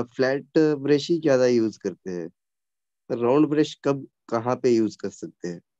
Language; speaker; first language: Hindi; non-native, local second language; Kannada